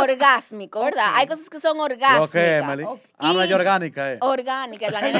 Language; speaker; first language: Spanish; native; Spanish